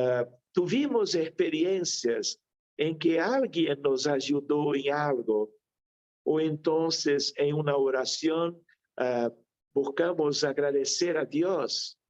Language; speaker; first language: Spanish; non-native, fluent; Portuguese